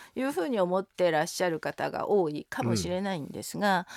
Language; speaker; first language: Japanese; non-native, fluent; Korean